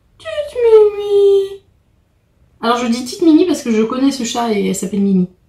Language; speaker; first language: French; native; French